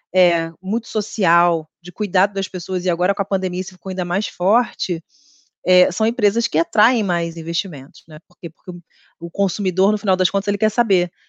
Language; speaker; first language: Portuguese; native; Portuguese